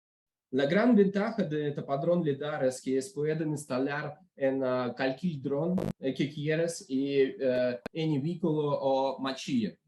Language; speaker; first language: Spanish; non-native, learner; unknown